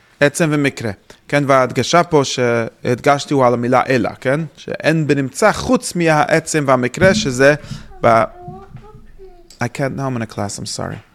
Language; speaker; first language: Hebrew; non-native, fluent; English